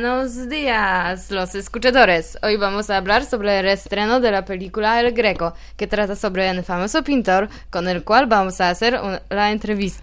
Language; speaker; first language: Spanish; non-native, learner; Polish